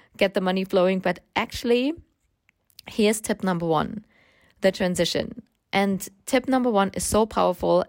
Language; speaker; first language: English; non-native, fluent; German